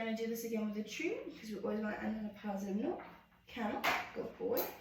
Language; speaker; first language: English; native; English